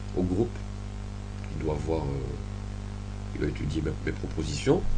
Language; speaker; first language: French; non-native, local second language; Arabic